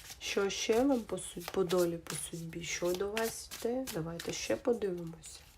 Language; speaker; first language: Ukrainian; non-native, local second language; Russian